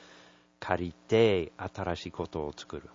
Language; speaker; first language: Japanese; non-native, learner; English